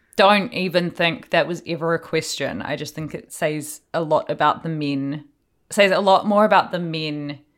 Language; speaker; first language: English; native; English